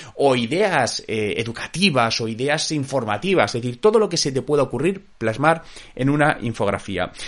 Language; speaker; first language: Spanish; native; Spanish